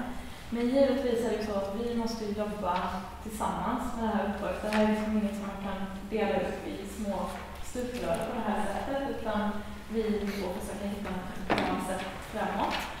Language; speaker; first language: Swedish; native; Swedish